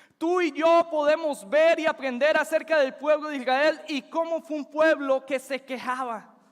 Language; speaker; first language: Spanish; native; Spanish